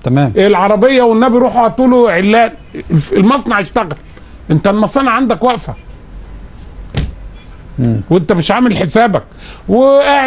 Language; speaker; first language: Arabic; native; Arabic